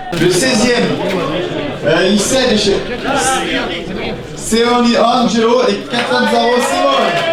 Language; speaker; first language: French; native; French